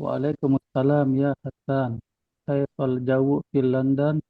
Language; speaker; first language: Arabic; non-native, learner; Indonesian